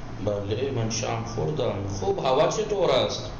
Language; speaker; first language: Persian; non-native, fluent; Urdu